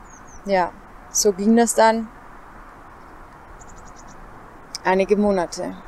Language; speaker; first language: German; native; German